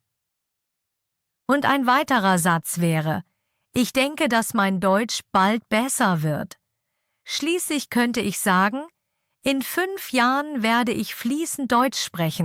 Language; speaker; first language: German; native; German